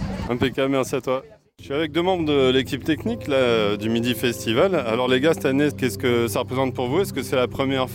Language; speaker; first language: French; native; French